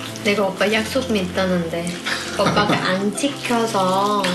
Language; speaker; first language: Korean; non-native, learner; Vietnamese